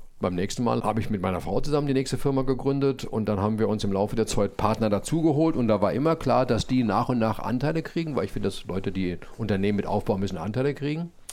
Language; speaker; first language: German; native; German